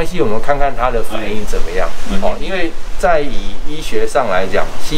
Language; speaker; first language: Chinese; native; Chinese